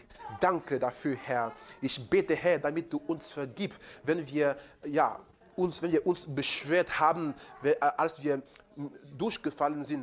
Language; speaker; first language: German; non-native, fluent; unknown